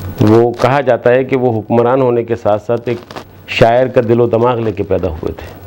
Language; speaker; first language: Urdu; native; Urdu